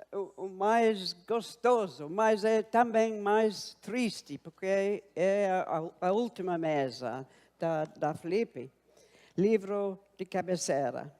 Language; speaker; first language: Portuguese; non-native, fluent; English